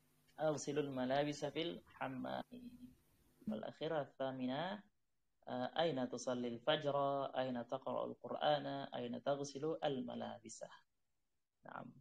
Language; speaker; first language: Arabic; non-native, fluent; Indonesian